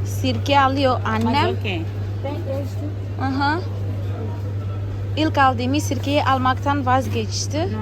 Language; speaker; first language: Turkish; non-native, fluent; Portuguese